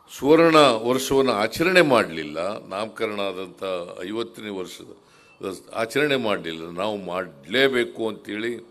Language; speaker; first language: Kannada; native; Kannada